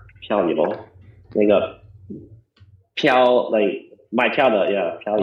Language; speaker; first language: Chinese; non-native, learner; English